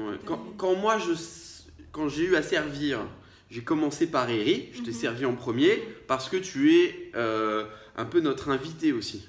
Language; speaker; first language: French; native; French